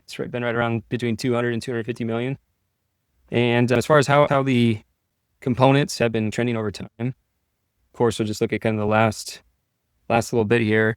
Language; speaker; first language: English; native; English